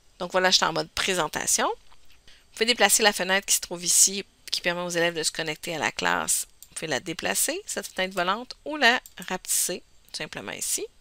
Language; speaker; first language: French; native; French